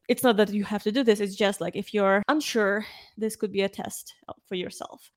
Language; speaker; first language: English; non-native, fluent; Ukrainian